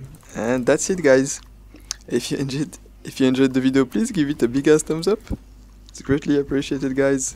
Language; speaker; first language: English; non-native, fluent; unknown